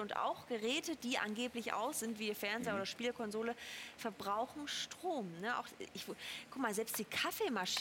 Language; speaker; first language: German; native; German